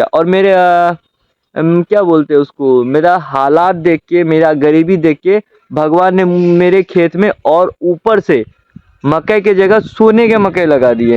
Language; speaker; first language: Hindi; native; Hindi